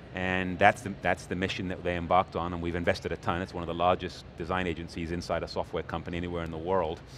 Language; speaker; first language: English; native; English